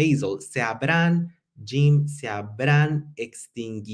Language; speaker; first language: Spanish; non-native, fluent; English